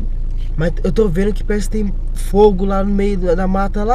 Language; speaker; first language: Portuguese; native; Portuguese